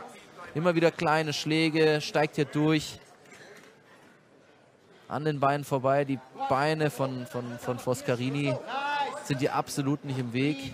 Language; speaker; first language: German; native; German